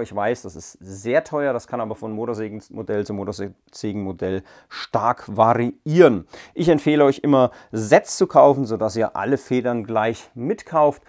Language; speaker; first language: German; native; German